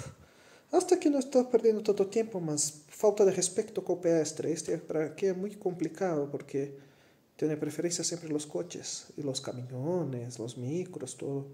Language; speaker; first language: Spanish; non-native, fluent; Portuguese